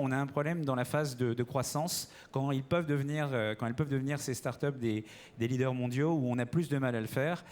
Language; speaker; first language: French; native; French